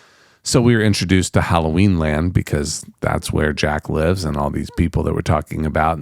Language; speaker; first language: English; native; English